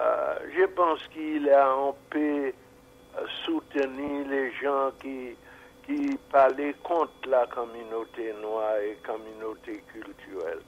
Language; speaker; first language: French; non-native, fluent; English